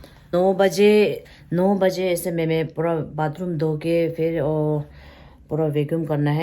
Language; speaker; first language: Hindi; non-native, local second language; Tibetan